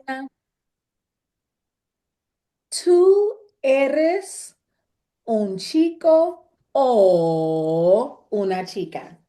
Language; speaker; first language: Spanish; non-native, fluent; English